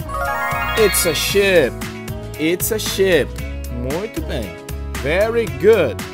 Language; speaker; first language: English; non-native, fluent; Portuguese